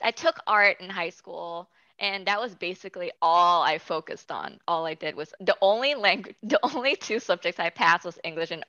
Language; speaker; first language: English; native; English